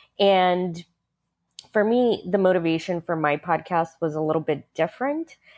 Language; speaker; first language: English; early bilingual, other home language; Russian